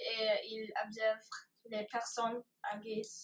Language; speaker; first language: French; non-native, learner; English